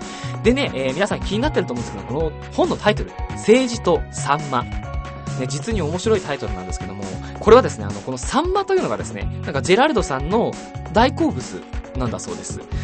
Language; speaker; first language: Japanese; native; Japanese